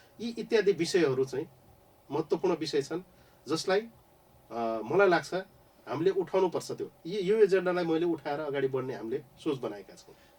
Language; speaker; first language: Nepali; non-native, local second language; Rana Tharu